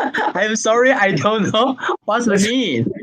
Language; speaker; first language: English; non-native, learner; Chinese